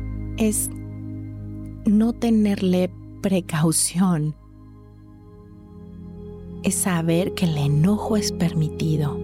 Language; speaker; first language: Spanish; native; Spanish